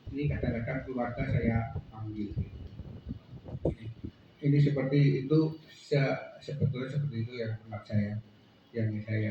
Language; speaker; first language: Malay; non-native, local second language; Javanese